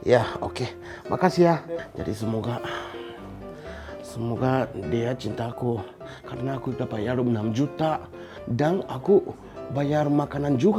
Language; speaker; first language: Indonesian; non-native, learner; Japanese